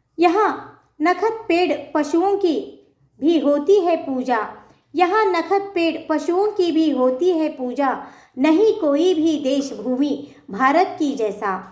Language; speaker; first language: Hindi; non-native, local second language; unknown